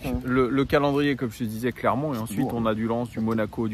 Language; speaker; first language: French; native; French